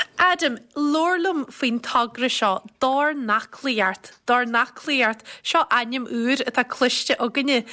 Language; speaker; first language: Irish; native; Irish